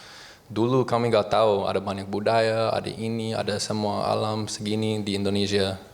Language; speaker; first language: Indonesian; non-native, learner; English